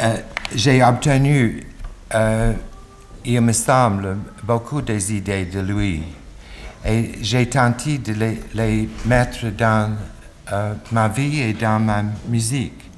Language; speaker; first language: French; non-native, learner; English